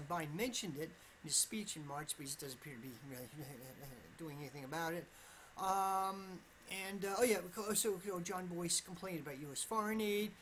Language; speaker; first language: English; native; English